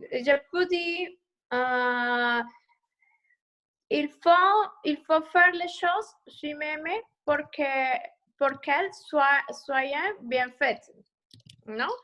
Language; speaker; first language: French; non-native, learner; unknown